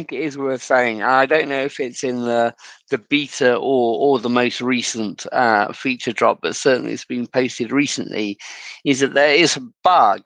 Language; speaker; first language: English; native; English